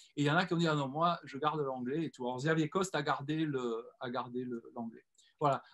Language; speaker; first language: French; native; French